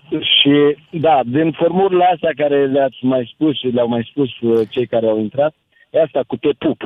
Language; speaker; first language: Romanian; native; Romanian